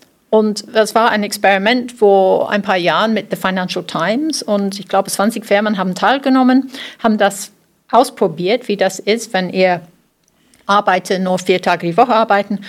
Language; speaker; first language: German; non-native, fluent; English